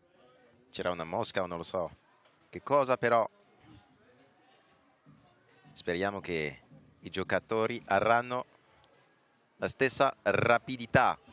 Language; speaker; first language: Italian; non-native, fluent; French